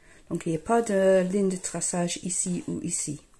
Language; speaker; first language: French; non-native, fluent; English